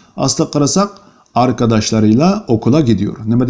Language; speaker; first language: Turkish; non-native, learner; Uyghur